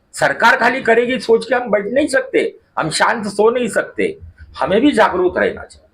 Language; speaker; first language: Hindi; non-native, local second language; Marathi